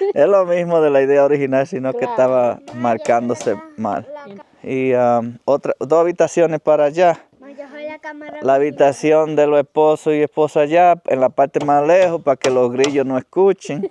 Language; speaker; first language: Spanish; native; Spanish